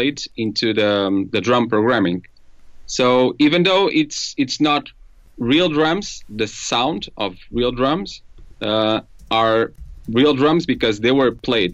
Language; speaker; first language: English; non-native, fluent; Portuguese